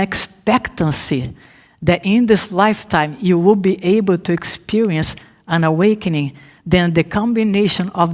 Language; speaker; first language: English; non-native, fluent; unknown